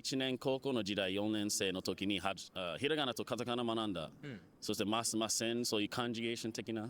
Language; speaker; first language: Japanese; non-native, fluent; English